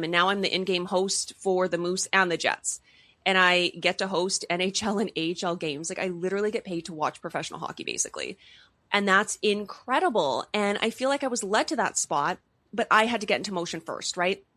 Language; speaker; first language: English; native; English